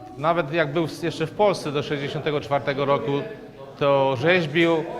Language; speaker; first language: Polish; non-native, local second language; Rusyn